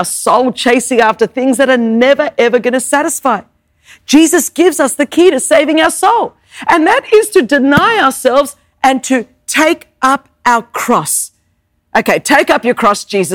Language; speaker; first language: English; non-native, local second language; Greek